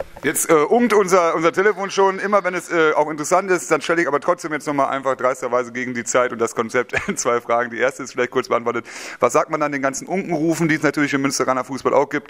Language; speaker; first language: German; native; German